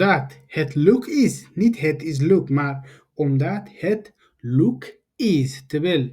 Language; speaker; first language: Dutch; non-native, learner; Tigrinya